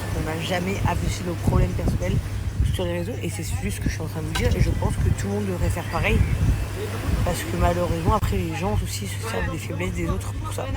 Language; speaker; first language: French; early bilingual, other home language; English